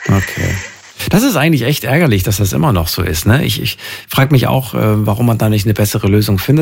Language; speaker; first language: German; native; German